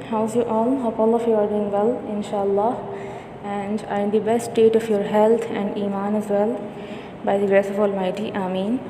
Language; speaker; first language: English; non-native, local second language; Urdu